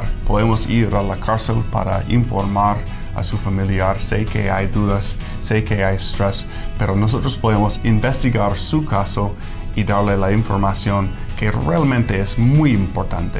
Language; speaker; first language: Spanish; non-native, fluent; English